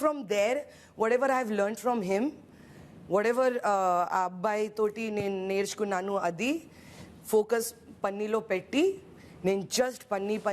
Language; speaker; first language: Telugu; non-native, fluent; Hindi